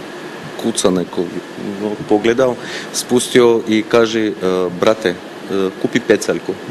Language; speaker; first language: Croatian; non-native, fluent; Armenian